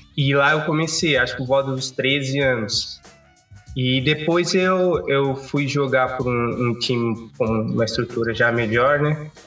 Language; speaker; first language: Portuguese; non-native, local second language; Kabuverdianu